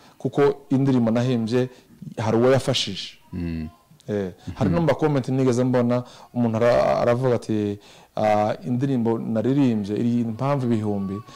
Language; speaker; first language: Kinyarwanda; native; Kinyarwanda